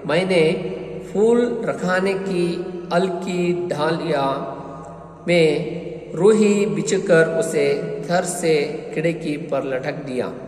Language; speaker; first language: Hindi; non-native, local second language; Kannada